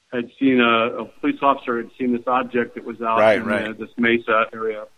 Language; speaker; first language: English; native; English